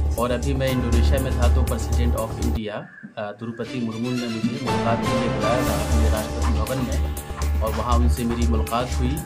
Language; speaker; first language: Hindi; native; Hindi